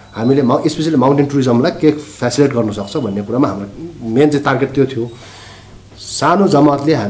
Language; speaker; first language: Nepali; non-native, local second language; Sherpa